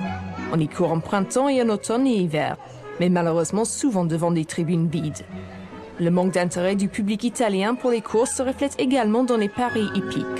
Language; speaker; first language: French; native; French